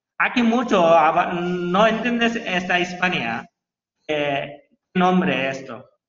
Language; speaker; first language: Spanish; non-native, learner; Bangla